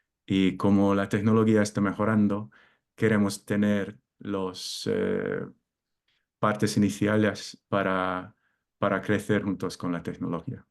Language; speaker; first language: Spanish; non-native, learner; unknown